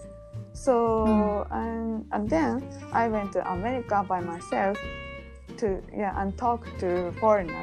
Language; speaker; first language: English; non-native, learner; Japanese